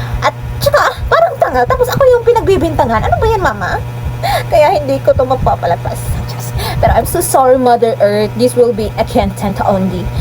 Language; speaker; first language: Filipino; non-native, local second language; Cebuano